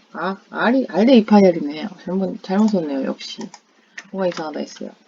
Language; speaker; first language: Korean; non-native, fluent; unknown